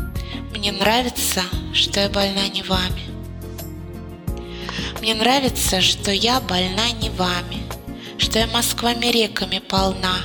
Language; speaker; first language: Russian; native; Russian